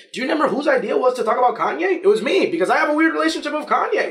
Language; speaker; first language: English; non-native, local second language; Spanish